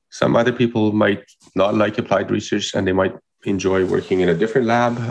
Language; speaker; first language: English; non-native, fluent; Persian